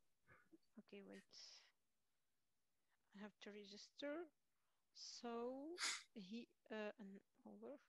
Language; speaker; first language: English; non-native, fluent; Arabic